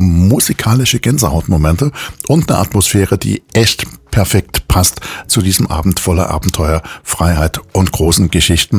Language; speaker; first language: German; native; German